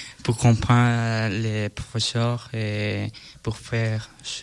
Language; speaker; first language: French; non-native, learner; Spanish